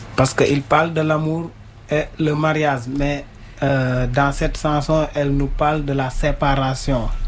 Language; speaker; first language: French; non-native, local second language; Wolof